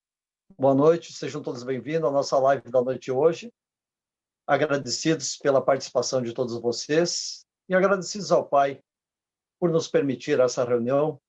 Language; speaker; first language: Portuguese; native; Portuguese